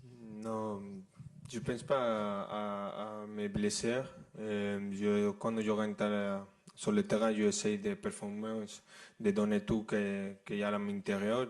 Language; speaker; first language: French; non-native, fluent; Spanish